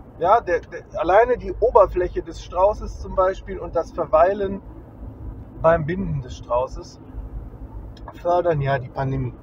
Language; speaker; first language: German; native; German